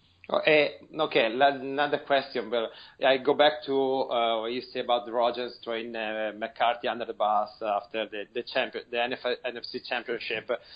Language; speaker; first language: English; non-native, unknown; Italian